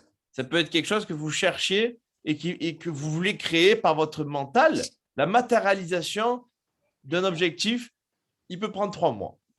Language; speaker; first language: French; native; French